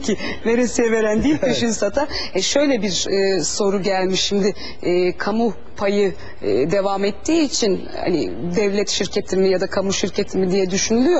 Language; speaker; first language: Turkish; native; Turkish